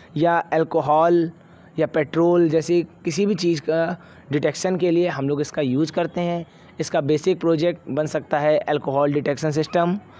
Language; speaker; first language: Hindi; native; Hindi